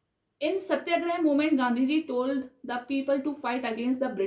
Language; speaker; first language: English; non-native, local second language; Hindi